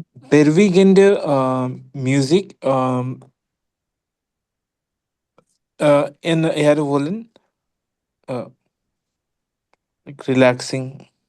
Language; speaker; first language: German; non-native, learner; Hindi